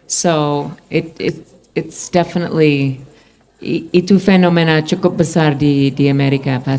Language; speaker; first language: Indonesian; non-native, fluent; English